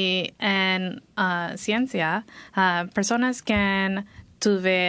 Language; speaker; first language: Spanish; non-native, learner; English